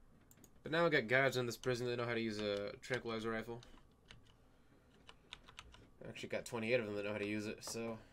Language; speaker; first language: English; native; English